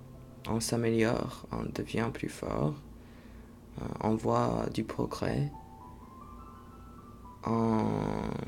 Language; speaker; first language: French; non-native, fluent; English